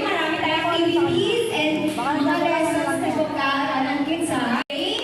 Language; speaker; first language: Filipino; native; Filipino